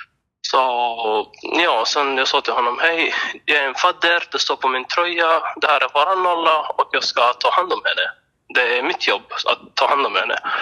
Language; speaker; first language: Swedish; non-native, fluent; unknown